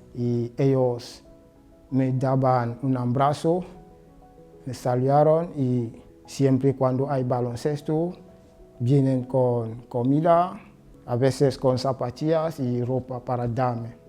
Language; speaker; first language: Spanish; non-native, learner; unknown